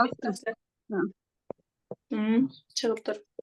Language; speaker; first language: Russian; non-native, local second language; Kyrgyz